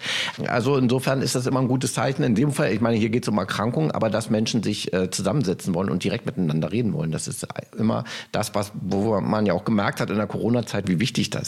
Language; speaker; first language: German; native; German